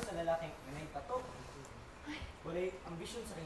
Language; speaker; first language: Cebuano; non-native, learner; Filipino